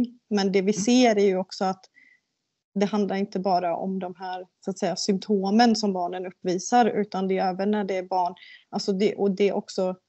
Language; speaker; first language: Swedish; native; Swedish